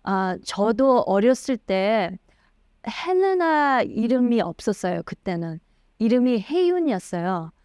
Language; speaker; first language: Korean; early bilingual, heritage; Korean